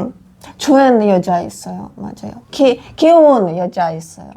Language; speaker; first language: Korean; non-native, learner; Ukrainian